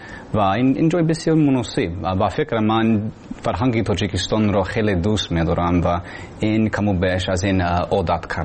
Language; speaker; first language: Persian; non-native, learner; English